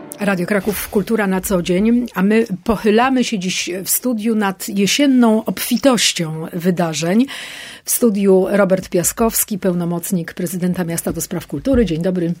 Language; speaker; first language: Polish; native; Polish